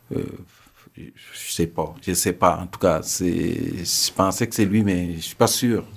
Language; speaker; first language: French; non-native, local second language; Serer